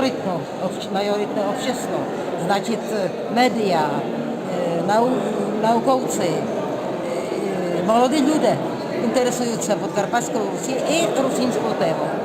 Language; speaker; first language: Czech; non-native, learner; Rusyn